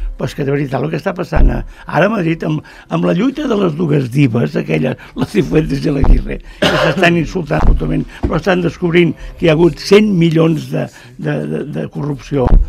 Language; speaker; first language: Catalan; native; Catalan